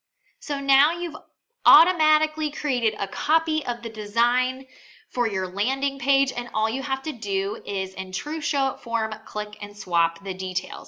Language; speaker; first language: English; native; English